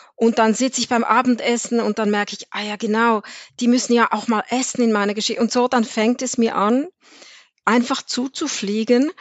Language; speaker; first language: German; native; German